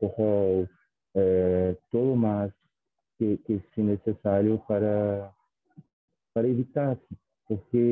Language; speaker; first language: Spanish; non-native, fluent; Portuguese